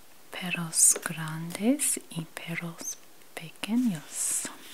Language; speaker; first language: Spanish; non-native, learner; English